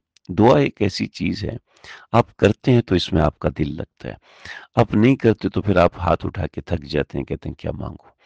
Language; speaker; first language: Urdu; native; Urdu